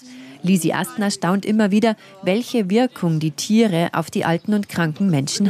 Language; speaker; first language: German; native; German